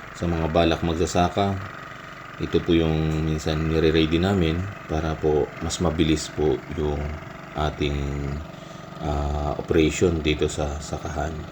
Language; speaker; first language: Filipino; non-native, local second language; Masbatenyo